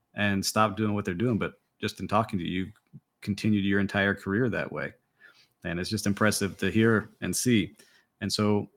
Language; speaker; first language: English; native; English